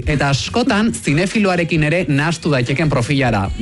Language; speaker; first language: Basque; native; Basque